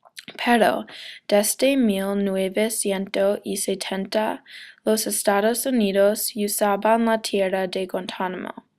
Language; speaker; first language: Spanish; non-native, learner; English